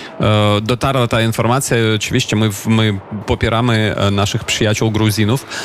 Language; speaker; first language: Polish; non-native, fluent; Ukrainian